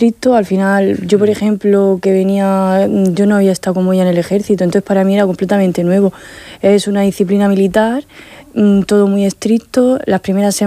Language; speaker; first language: Spanish; native; Spanish